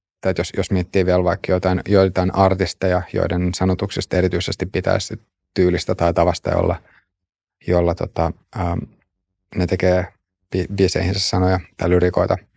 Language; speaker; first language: Finnish; native; Finnish